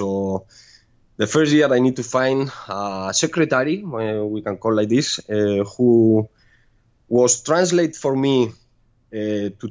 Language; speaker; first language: English; non-native, fluent; Spanish